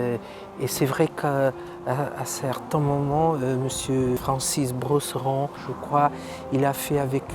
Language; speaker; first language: French; non-native, fluent; Portuguese